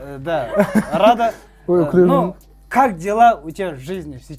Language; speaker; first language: Russian; non-native, learner; Kazakh